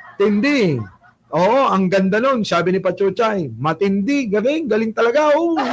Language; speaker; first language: Filipino; non-native, local second language; Pangasinan